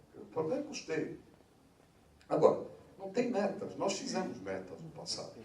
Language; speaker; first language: Portuguese; native; Portuguese